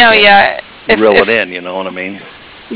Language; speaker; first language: English; native; English